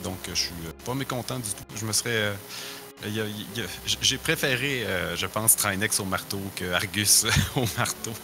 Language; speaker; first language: French; native; French